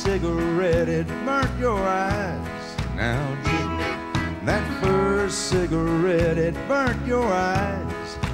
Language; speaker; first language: English; native; English